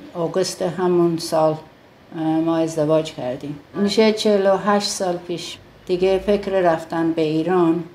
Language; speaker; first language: Persian; native; Persian